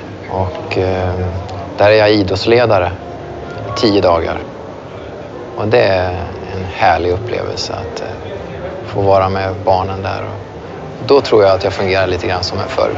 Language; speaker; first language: Swedish; native; Swedish